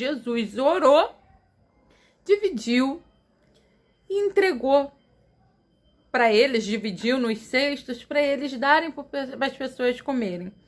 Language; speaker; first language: Portuguese; native; Portuguese